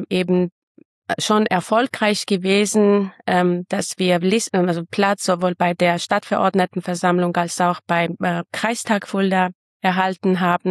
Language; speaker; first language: German; non-native, fluent; Armenian